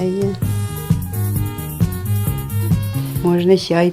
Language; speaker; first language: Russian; non-native, local second language; Tatar